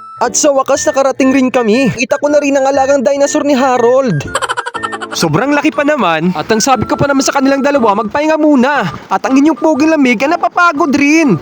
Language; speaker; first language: Filipino; non-native, local second language; Bikol